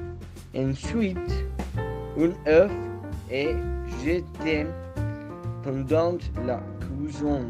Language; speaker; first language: French; non-native, learner; Spanish